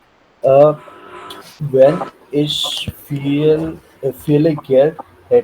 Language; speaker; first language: German; non-native, learner; Hindi